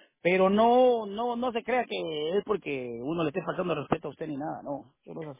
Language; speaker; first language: Spanish; native; Spanish